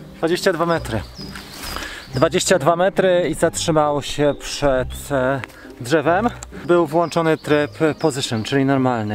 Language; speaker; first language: Polish; native; Polish